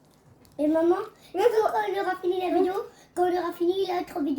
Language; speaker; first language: French; native; French